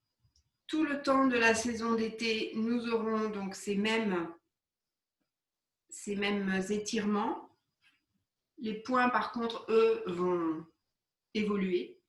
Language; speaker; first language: French; native; French